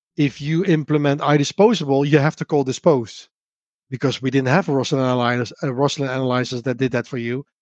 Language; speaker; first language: English; non-native, fluent; Dutch